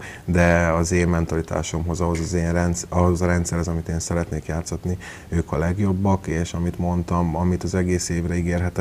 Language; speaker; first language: Hungarian; native; Hungarian